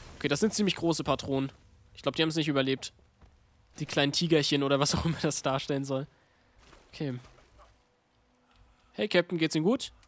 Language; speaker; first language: German; native; German